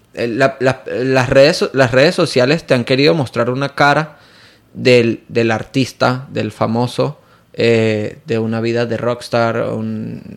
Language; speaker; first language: Spanish; native; Spanish